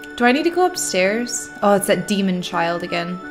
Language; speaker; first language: English; native; English